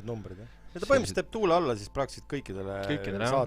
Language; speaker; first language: Estonian; native; Estonian